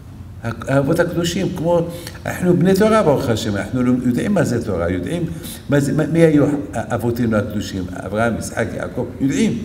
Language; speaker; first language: Hebrew; non-native, fluent; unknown